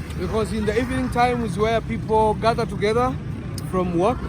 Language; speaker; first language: English; non-native, local second language; Swahili